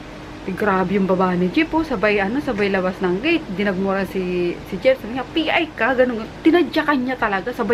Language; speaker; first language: Filipino; native; Filipino